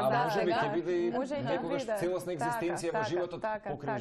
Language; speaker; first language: Macedonian; native; Macedonian